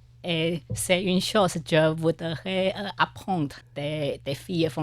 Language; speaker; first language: French; non-native, learner; Chinese